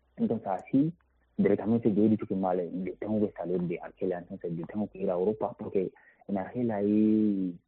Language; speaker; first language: Spanish; non-native, learner; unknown